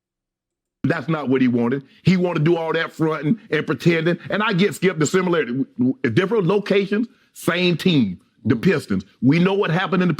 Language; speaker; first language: English; native; English